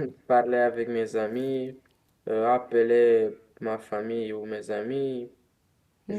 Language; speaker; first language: French; non-native, learner; Romanian